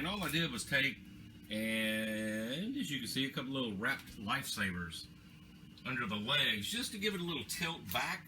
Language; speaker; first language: English; native; English